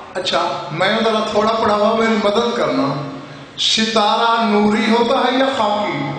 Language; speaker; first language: Urdu; non-native, local second language; Saraiki